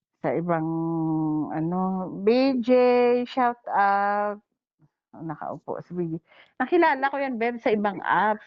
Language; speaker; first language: Filipino; non-native, local second language; Hiligaynon